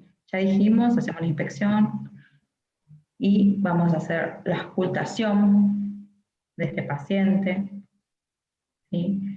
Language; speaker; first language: Spanish; native; Spanish